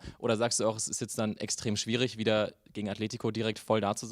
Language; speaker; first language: German; native; German